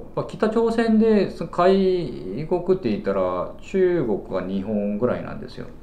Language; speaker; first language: Japanese; non-native, fluent; Korean